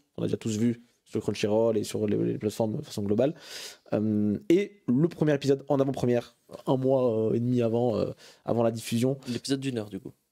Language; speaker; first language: French; native; French